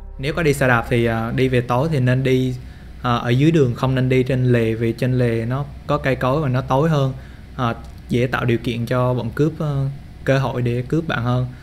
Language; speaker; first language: Vietnamese; native; Vietnamese